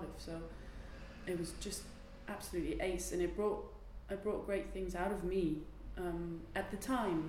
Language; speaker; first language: English; non-native, fluent; Dutch